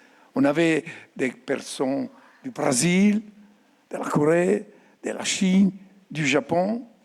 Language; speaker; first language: French; non-native, fluent; Italian